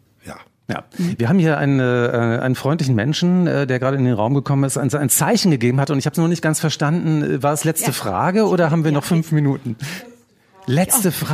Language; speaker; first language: German; native; German